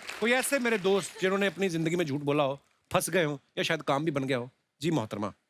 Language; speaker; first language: Hindi; non-native, local second language; Punjabi